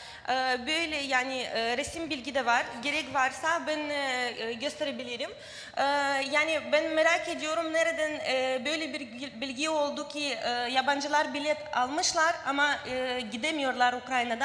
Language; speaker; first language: Turkish; non-native, fluent; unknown